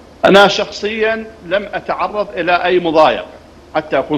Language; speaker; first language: Arabic; native; Arabic